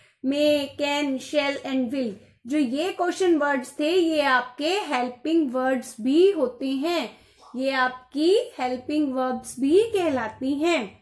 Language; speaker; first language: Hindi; non-native, local second language; Gujarati